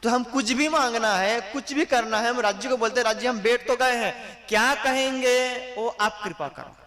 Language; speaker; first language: Hindi; non-native, local second language; Gujarati